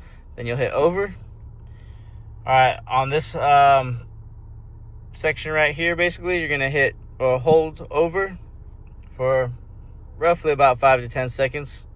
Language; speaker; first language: English; native; English